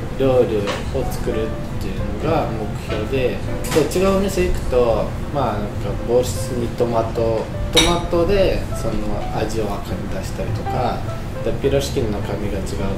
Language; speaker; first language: Japanese; non-native, fluent; Russian